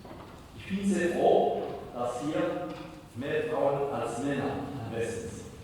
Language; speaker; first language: German; non-native, fluent; Spanish